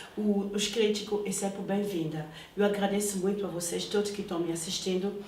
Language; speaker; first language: Portuguese; non-native, fluent; Lingala